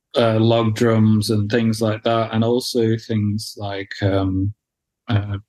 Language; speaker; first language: English; native; English